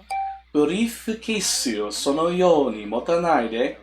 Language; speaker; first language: Japanese; non-native, learner; English